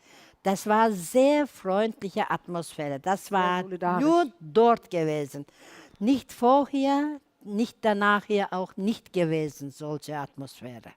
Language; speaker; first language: German; non-native, learner; Turkish